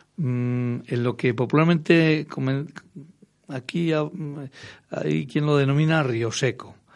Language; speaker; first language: Spanish; native; Spanish